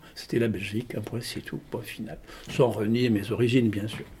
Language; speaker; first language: French; non-native, local second language; Arabic